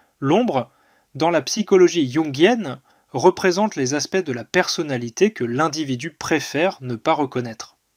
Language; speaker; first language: French; native; French